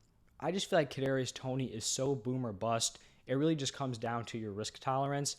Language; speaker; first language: English; native; English